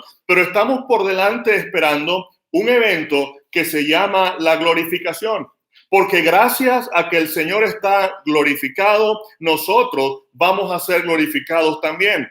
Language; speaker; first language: Spanish; native; Spanish